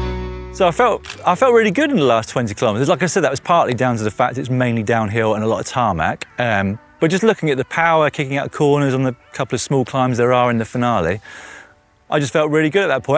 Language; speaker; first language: English; native; English